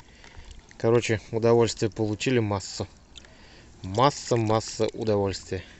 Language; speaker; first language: Russian; native; Russian